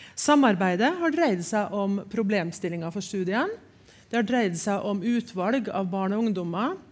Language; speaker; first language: Norwegian; native; Norwegian